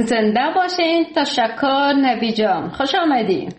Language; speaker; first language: Persian; native; Persian